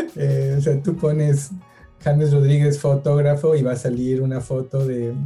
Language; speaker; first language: Spanish; native; Spanish